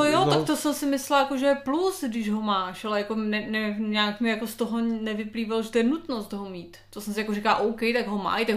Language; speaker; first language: Czech; native; Czech